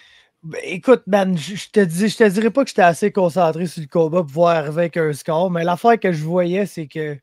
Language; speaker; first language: French; native; French